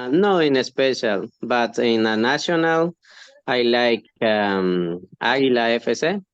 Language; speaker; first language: English; non-native, learner; Spanish